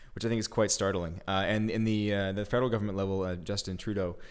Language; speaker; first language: English; native; English